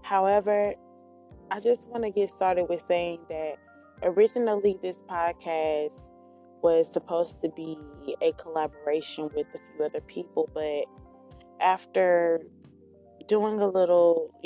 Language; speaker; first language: English; native; English